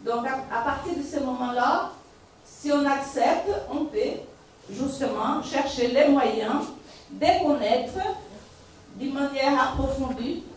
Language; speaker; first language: French; non-native, fluent; Portuguese